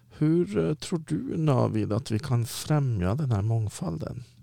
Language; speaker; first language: Swedish; native; Swedish